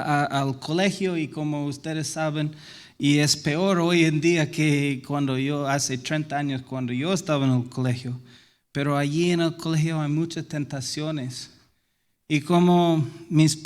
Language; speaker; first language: Spanish; non-native, fluent; English